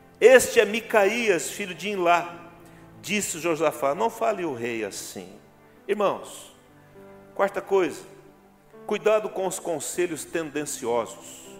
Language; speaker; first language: Portuguese; native; Portuguese